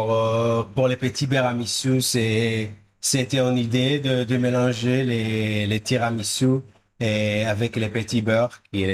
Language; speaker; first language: French; non-native, fluent; Hebrew